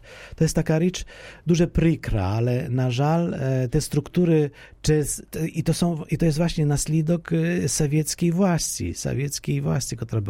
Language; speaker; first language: Polish; non-native, fluent; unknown